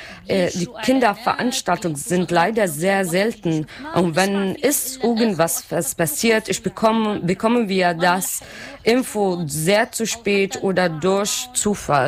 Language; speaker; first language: German; non-native, learner; Arabic